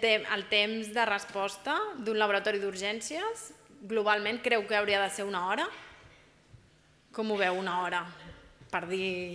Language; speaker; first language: Catalan; native; Catalan